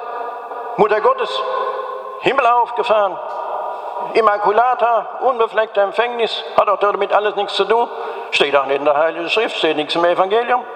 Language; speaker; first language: German; native; German